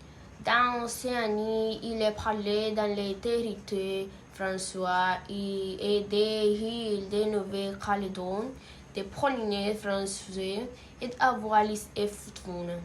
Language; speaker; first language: French; non-native, learner; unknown